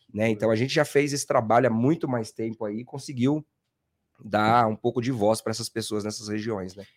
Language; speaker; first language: Portuguese; native; Portuguese